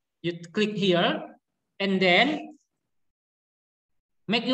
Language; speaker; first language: English; non-native, learner; Indonesian